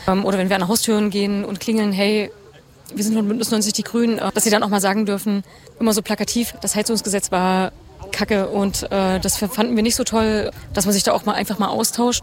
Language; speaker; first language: German; native; German